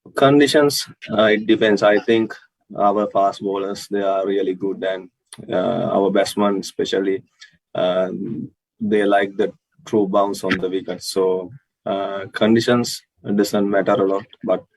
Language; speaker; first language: English; non-native, local second language; Sinhala